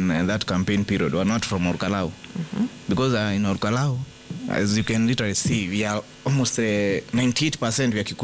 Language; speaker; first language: English; non-native, local second language; Kikuyu